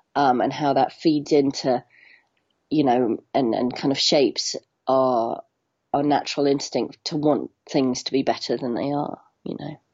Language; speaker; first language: English; native; English